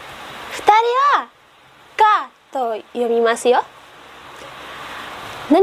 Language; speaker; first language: Japanese; non-native, learner; Indonesian